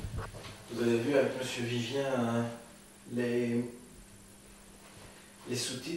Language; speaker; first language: French; native; French